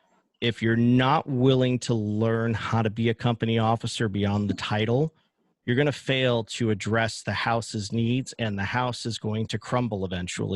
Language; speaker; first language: English; native; English